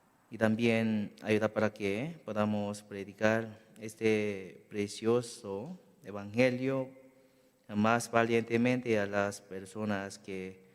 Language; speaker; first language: Spanish; non-native, learner; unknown